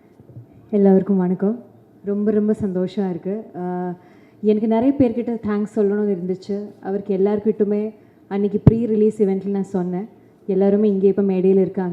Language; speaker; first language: Tamil; non-native, fluent; Malayalam